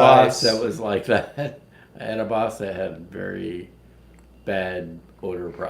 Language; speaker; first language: English; native; English